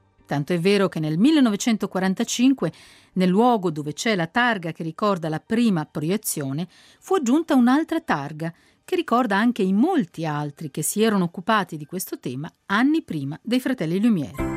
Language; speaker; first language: Italian; native; Italian